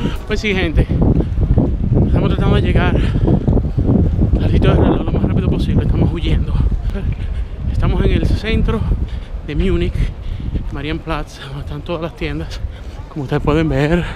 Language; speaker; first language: Spanish; native; Spanish